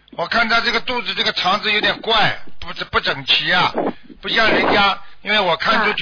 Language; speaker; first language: Chinese; native; Chinese